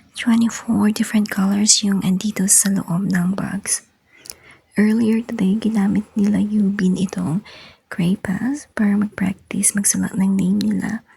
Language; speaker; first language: Filipino; native; Filipino